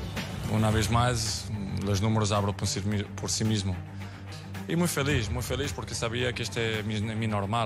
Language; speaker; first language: Spanish; non-native, fluent; Portuguese